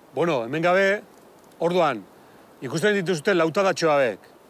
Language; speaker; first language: Basque; native; Basque